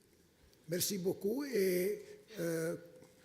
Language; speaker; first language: French; non-native, fluent; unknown